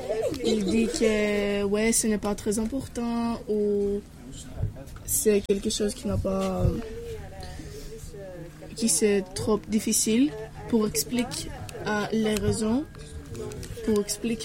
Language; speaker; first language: French; non-native, learner; Greek